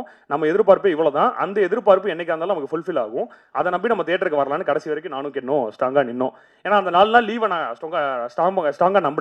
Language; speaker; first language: Tamil; native; Tamil